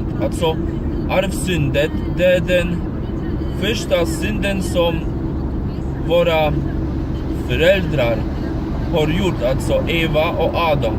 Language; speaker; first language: Swedish; non-native, learner; Polish